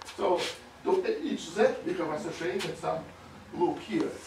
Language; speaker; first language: English; non-native, fluent; Russian